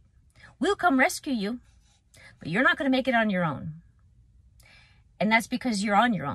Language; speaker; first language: English; native; English